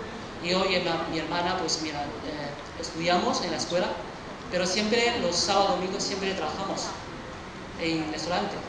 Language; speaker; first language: Spanish; early bilingual, other home language; Chinese